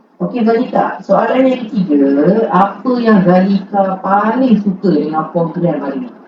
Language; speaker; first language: Malay; native; Malay